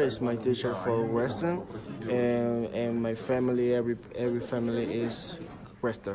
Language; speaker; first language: English; non-native, learner; Spanish